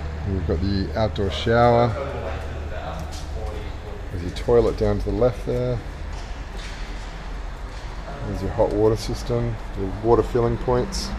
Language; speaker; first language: English; native; English